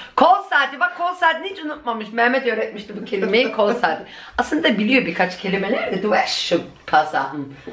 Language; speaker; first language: Turkish; early bilingual, heritage; Turkish